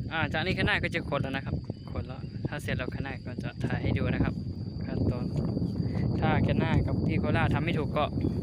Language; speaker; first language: Thai; native; Thai